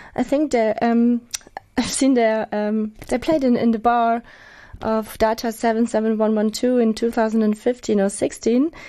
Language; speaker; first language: English; non-native, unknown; German